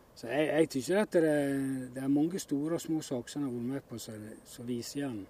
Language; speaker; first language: Norwegian; native; Norwegian